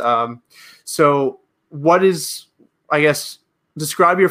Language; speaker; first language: English; native; English